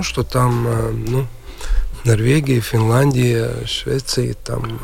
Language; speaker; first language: Russian; non-native, local second language; Latvian